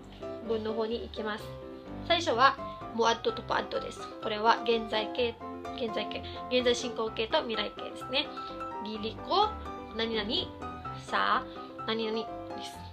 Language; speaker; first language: Japanese; non-native, fluent; Cebuano